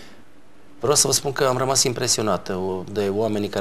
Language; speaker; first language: Romanian; native; Romanian